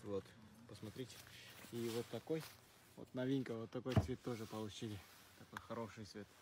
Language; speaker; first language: Russian; non-native, local second language; Kyrgyz